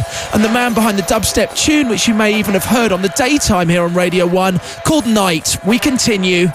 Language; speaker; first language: English; native; English